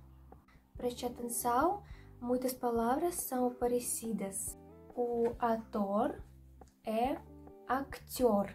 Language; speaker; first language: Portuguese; non-native, fluent; Russian